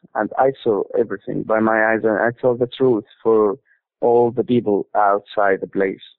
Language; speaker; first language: English; non-native, learner; Arabic